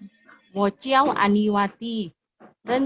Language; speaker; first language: Chinese; non-native, learner; Indonesian